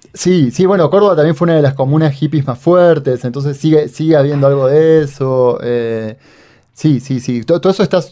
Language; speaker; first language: Spanish; native; Spanish